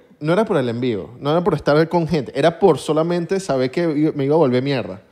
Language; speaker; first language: Spanish; native; Spanish